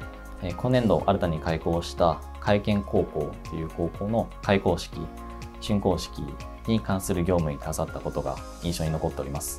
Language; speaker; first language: Japanese; native; Japanese